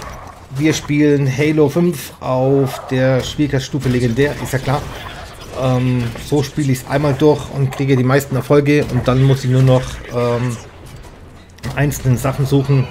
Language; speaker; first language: German; native; German